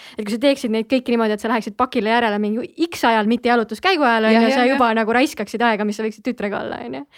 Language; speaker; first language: Estonian; native; Estonian